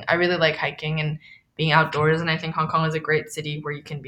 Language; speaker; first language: English; non-native, local second language; Cantonese